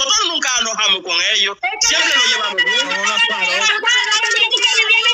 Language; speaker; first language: Spanish; non-native, fluent; Haitian Creole